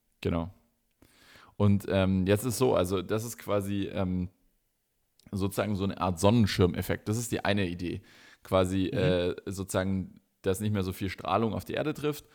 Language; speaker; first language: German; native; German